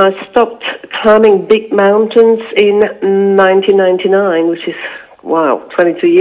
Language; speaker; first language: English; non-native, fluent; French